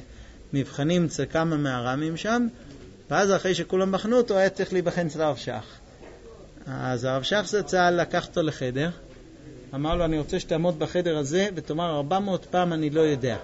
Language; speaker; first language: Hebrew; native; Hebrew